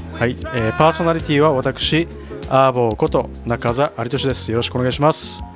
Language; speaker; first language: Japanese; native; Japanese